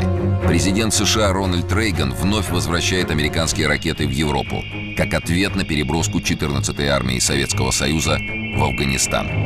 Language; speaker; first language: Russian; native; Russian